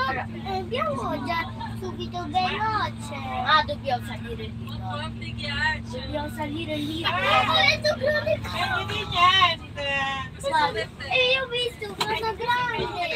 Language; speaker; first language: Italian; non-native, learner; Filipino